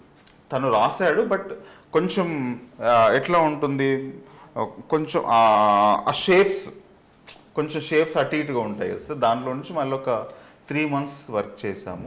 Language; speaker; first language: Telugu; native; Telugu